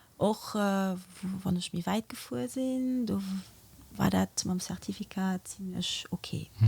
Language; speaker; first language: Luxembourgish; early bilingual, other home language; Portuguese